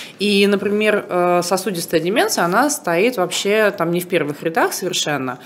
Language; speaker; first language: Russian; native; Russian